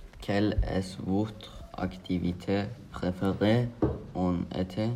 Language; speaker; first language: French; non-native, learner; Norwegian